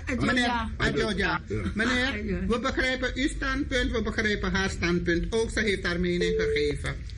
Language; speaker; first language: Dutch; native; Dutch